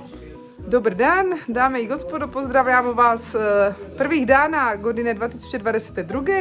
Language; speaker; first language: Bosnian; non-native, fluent; Czech